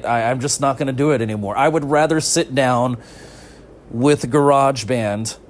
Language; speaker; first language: English; native; English